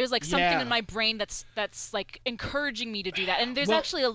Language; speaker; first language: English; early bilingual, other home language; Persian